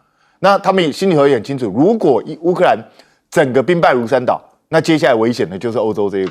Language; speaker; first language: Chinese; native; Chinese